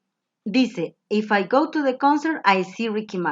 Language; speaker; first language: English; non-native, fluent; Spanish